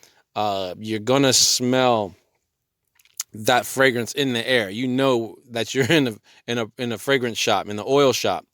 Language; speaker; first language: English; native; English